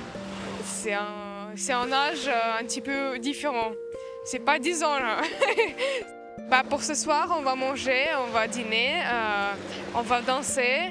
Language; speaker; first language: French; non-native, fluent; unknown